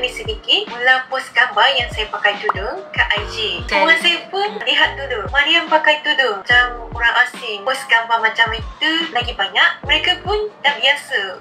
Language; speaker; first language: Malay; non-native, fluent; Japanese